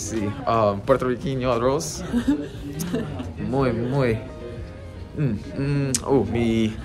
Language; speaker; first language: Spanish; non-native, learner; English